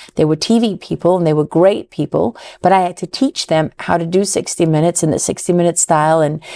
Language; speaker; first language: English; native; English